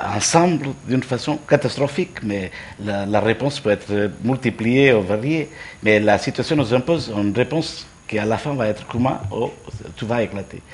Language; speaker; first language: French; non-native, fluent; Portuguese